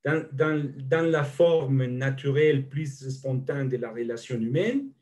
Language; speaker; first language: French; non-native, fluent; Spanish